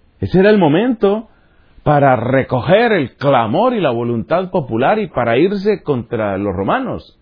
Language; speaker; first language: Spanish; native; Spanish